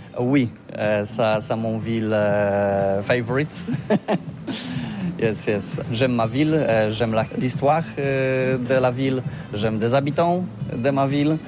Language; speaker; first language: French; non-native, learner; Polish